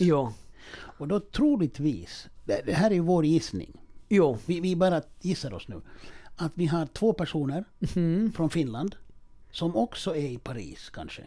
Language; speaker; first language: Swedish; native; Swedish